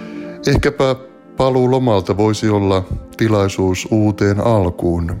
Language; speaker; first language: Finnish; native; Finnish